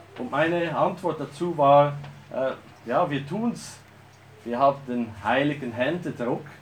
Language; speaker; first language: German; native; German